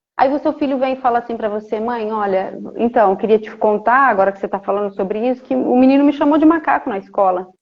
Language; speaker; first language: Portuguese; native; Portuguese